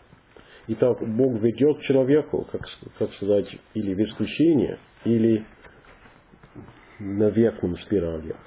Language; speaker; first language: Russian; non-native, learner; English